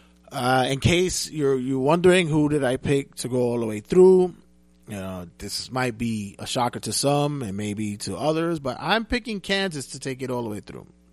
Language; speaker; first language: English; native; English